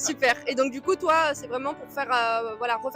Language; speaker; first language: French; native; French